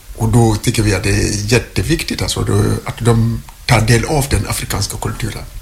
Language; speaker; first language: Swedish; non-native, fluent; Mandingo